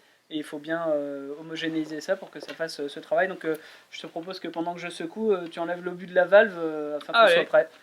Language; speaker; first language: French; native; French